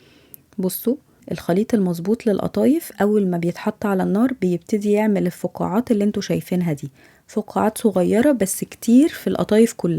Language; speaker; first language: Arabic; native; Arabic